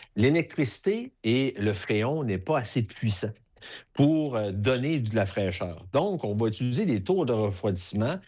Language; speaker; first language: French; native; French